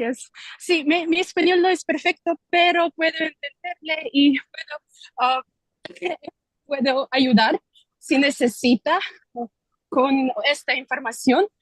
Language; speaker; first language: Spanish; non-native, learner; Russian